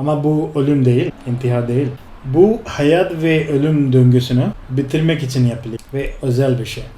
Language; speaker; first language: Turkish; non-native, fluent; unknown